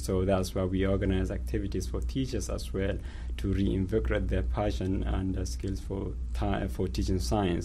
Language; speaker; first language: English; non-native, local second language; Hausa